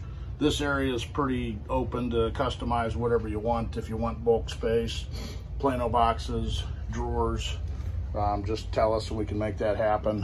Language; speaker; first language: English; native; English